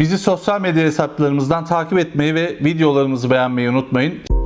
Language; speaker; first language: Turkish; native; Turkish